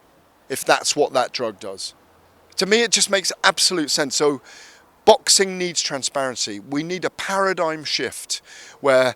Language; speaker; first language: English; native; English